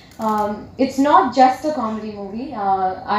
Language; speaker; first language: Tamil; non-native, learner; English